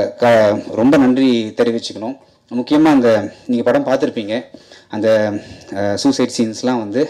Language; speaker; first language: Tamil; native; Tamil